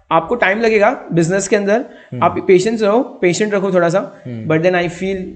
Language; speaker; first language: Hindi; native; Hindi